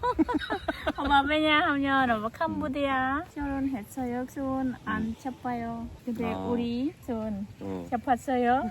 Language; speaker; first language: Korean; non-native, learner; Khmer